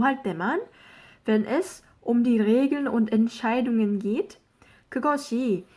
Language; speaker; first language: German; non-native, fluent; Korean